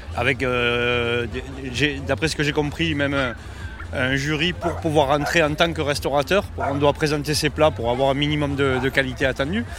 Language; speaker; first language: French; native; French